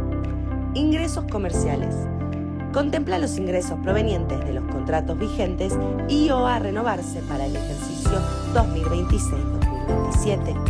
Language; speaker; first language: Spanish; native; Spanish